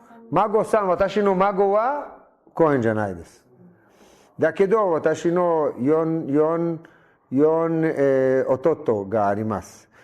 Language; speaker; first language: Japanese; non-native, learner; Hebrew